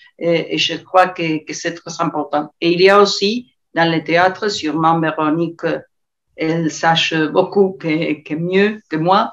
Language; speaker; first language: French; non-native, learner; Spanish